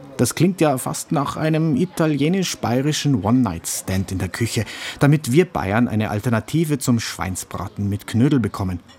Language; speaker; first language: German; native; German